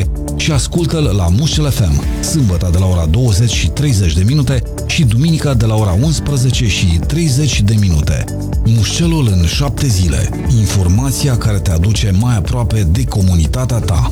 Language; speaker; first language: Romanian; native; Romanian